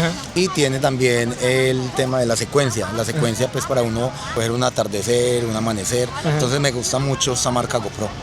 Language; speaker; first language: Spanish; native; Spanish